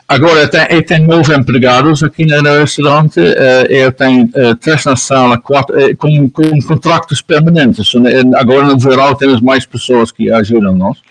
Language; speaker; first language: Portuguese; non-native, learner; Dutch